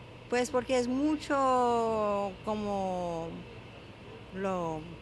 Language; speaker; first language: Spanish; non-native, fluent; English